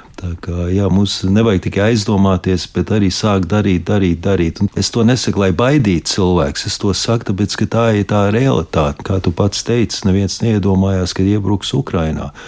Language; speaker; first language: Latvian; early bilingual, heritage; Latvian